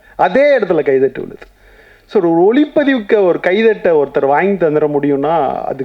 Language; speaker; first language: Tamil; native; Tamil